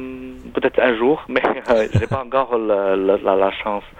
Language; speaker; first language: French; non-native, learner; Chinese